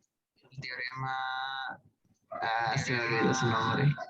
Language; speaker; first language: Spanish; native; Spanish